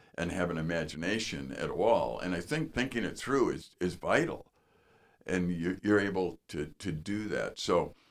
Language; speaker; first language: English; native; English